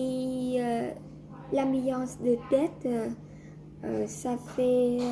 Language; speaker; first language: French; non-native, learner; Vietnamese